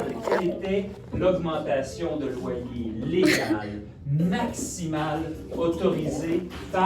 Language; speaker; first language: French; native; French